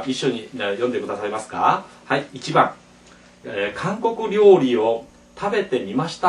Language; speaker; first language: Japanese; non-native, fluent; Korean